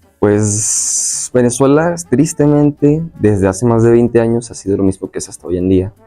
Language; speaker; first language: Spanish; native; Spanish